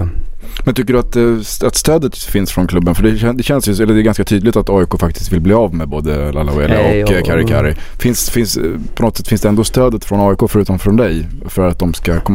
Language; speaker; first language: Swedish; native; Swedish